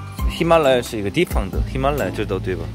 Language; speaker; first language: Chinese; non-native, learner; Russian